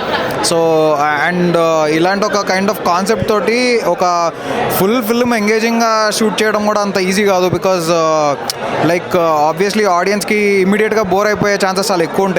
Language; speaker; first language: Telugu; native; Telugu